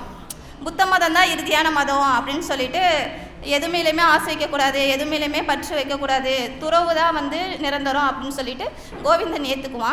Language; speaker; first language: Tamil; native; Tamil